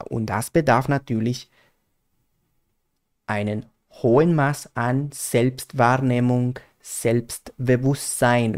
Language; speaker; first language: German; non-native, fluent; Spanish